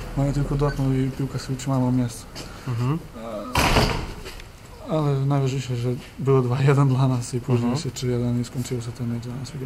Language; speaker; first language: Polish; non-native, learner; Serbian